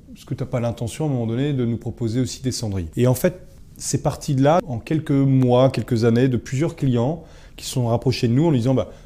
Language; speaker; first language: French; native; French